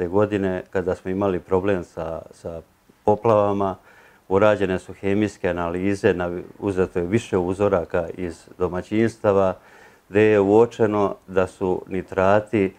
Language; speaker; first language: Serbian; native; Serbian